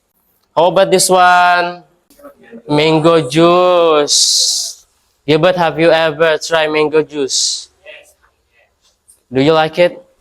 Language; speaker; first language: English; non-native, fluent; Indonesian